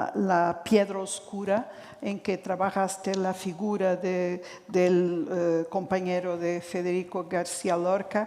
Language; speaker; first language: Spanish; non-native, fluent; Portuguese